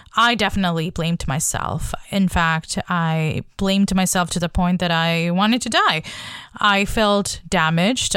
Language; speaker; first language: English; non-native, local second language; Bangla